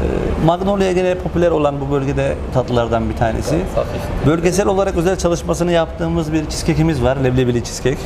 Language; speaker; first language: Turkish; native; Turkish